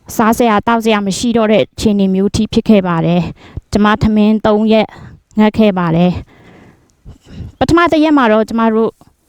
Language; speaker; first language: Burmese; non-native, local second language; Shan